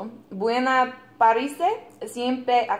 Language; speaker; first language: Spanish; non-native, learner; English